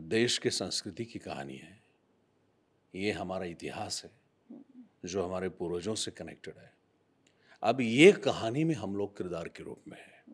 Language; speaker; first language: Hindi; non-native, local second language; Marathi